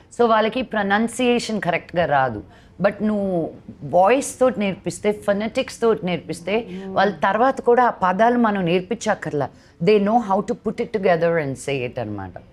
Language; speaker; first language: Telugu; native; Telugu